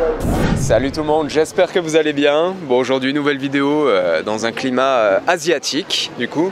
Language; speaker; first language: French; native; French